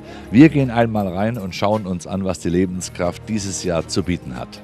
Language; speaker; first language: German; native; German